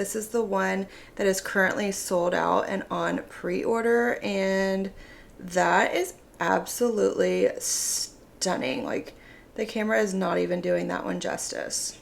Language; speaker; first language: English; native; English